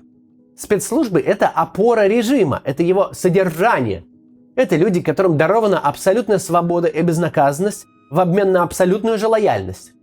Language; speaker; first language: Russian; native; Russian